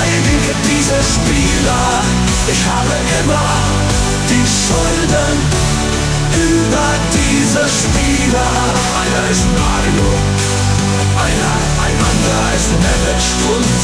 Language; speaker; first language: German; non-native, learner; Italian